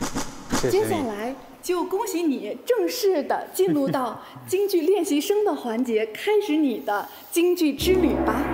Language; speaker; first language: Chinese; native; Chinese